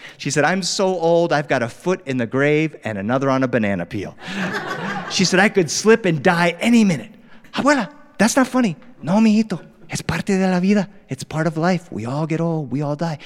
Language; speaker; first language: English; early bilingual, other home language; Spanish